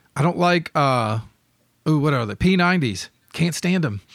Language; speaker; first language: English; native; English